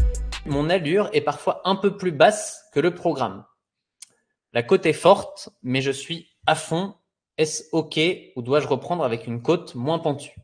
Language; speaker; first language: French; native; French